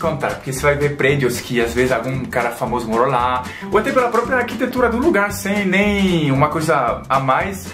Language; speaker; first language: Portuguese; non-native, fluent; French